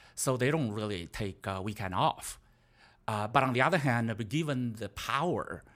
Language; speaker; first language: English; non-native, fluent; Chinese